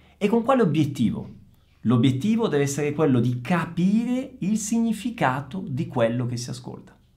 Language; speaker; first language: Italian; native; Italian